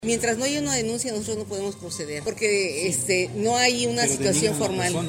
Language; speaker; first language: Spanish; native; Spanish